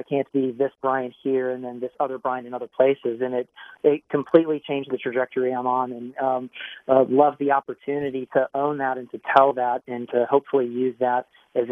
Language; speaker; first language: English; native; English